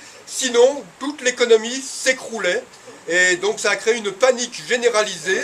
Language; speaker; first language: French; native; French